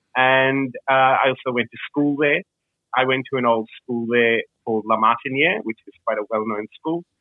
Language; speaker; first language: English; early bilingual, other home language; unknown